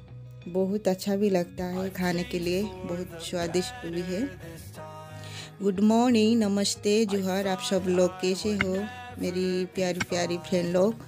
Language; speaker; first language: Hindi; non-native, local second language; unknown